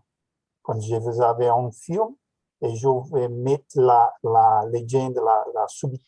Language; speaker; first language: French; non-native, learner; Portuguese